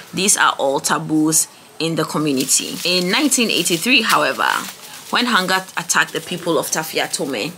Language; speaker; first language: English; non-native, local second language; Ewe